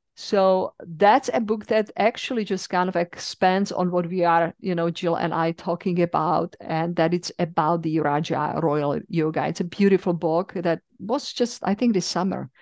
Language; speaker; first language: English; non-native, fluent; Czech